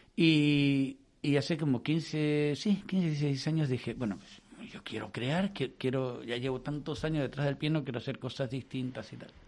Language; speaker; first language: Spanish; native; Spanish